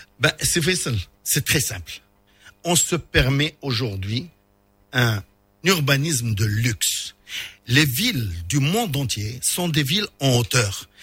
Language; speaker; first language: French; non-native, local second language; Arabic